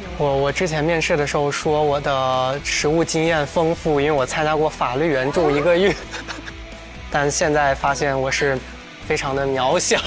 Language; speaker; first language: Chinese; native; Chinese